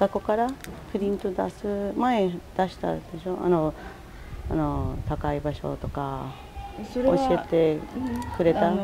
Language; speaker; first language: Japanese; non-native, learner; English